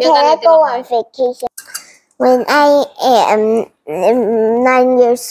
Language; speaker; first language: English; non-native, local second language; Cantonese